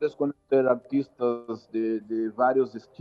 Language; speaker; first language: Spanish; non-native, learner; Portuguese